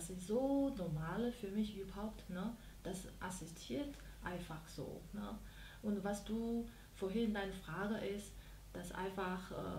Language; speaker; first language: German; non-native, fluent; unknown